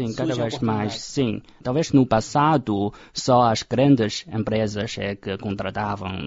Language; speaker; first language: Portuguese; non-native, fluent; Chinese